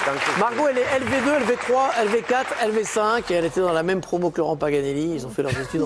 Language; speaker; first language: French; native; French